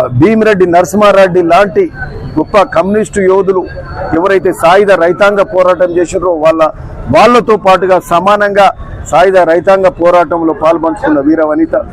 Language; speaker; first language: Telugu; native; Telugu